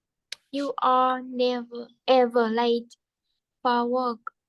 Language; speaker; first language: English; non-native, learner; Vietnamese